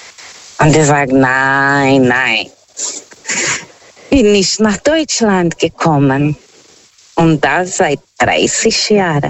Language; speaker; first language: German; non-native, fluent; Portuguese